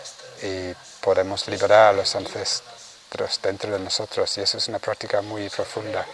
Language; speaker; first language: Spanish; non-native, fluent; Vietnamese